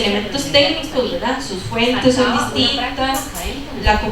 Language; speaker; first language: Spanish; native; Spanish